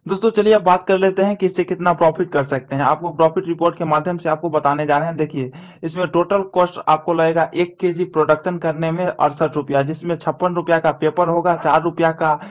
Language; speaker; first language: Hindi; native; Hindi